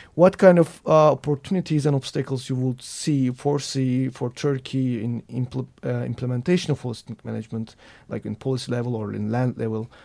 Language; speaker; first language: English; non-native, fluent; Turkish